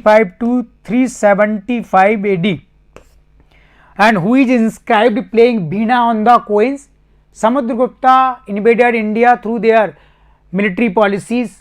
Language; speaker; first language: English; non-native, local second language; Hindi